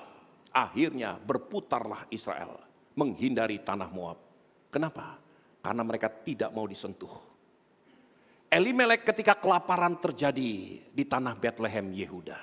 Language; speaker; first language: Indonesian; native; Indonesian